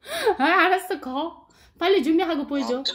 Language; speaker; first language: Korean; non-native, fluent; Uzbek